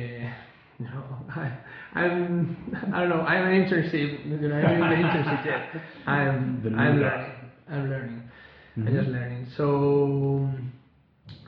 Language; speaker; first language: English; non-native, learner; Spanish